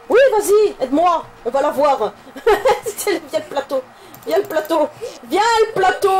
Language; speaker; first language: French; native; French